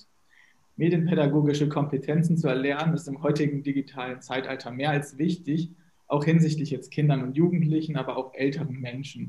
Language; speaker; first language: German; native; German